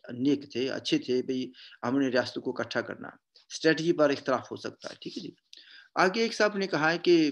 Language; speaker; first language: Urdu; non-native, local second language; Punjabi